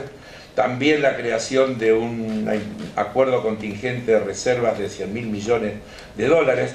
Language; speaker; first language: Spanish; native; Spanish